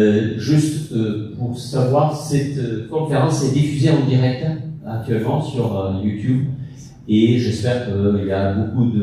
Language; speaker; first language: French; non-native, fluent; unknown